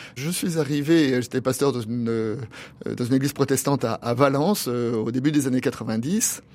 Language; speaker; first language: French; native; French